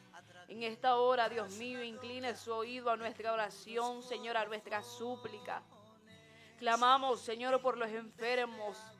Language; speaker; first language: Spanish; native; Spanish